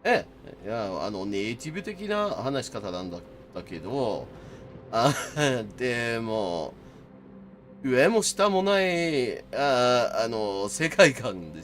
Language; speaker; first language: Japanese; non-native, fluent; English